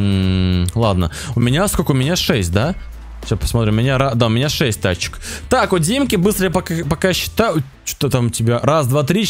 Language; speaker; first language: Russian; native; Russian